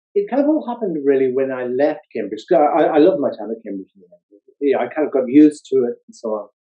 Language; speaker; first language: English; native; English